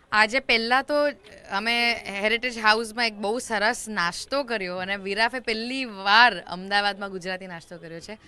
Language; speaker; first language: Gujarati; native; Gujarati